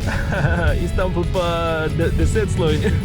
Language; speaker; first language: Slovenian; non-native, learner; Turkish